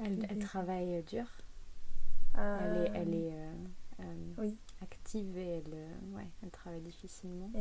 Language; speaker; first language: French; native; French